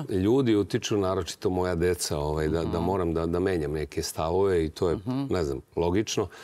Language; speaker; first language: Serbian; native; Serbian